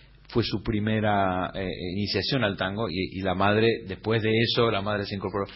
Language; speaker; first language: Spanish; native; Spanish